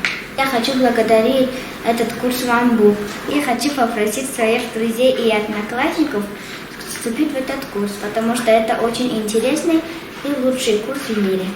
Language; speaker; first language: Russian; non-native, learner; Tajik